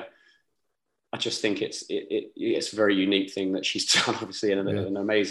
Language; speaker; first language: English; native; English